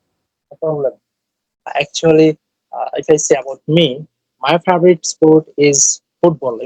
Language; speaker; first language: English; non-native, learner; Bangla